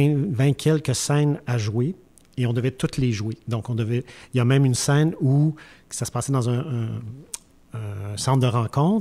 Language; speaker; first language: French; native; French